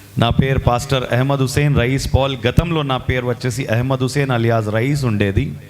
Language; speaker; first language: Telugu; non-native, local second language; Urdu